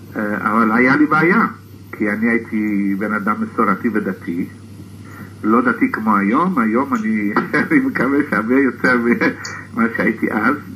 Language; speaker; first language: Hebrew; early bilingual, other home language; English